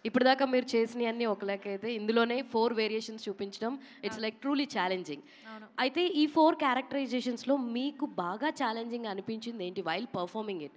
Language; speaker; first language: Telugu; native; Telugu